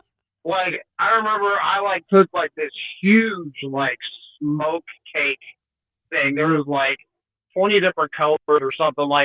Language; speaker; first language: English; native; English